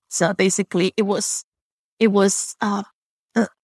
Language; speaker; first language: English; non-native, fluent; Chinese